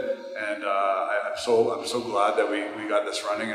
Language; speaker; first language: English; native; English